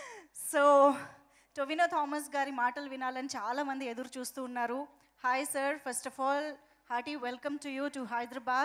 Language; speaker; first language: Telugu; native; Telugu